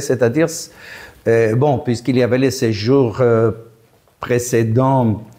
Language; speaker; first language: French; non-native, fluent; Greek